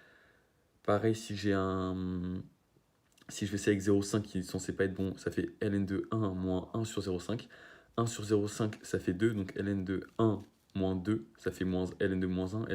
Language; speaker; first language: French; native; French